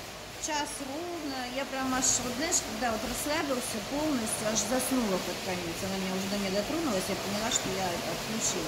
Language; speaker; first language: Russian; native; Russian